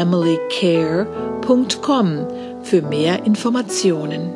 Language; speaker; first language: German; native; German